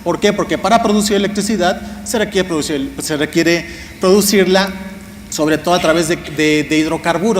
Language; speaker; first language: Spanish; native; Spanish